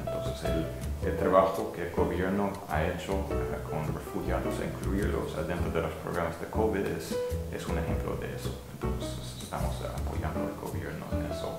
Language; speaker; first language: Spanish; non-native, fluent; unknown